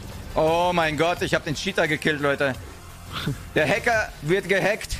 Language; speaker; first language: German; native; German